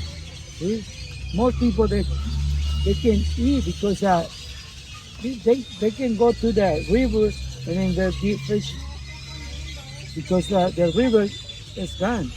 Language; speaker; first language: English; non-native, learner; Spanish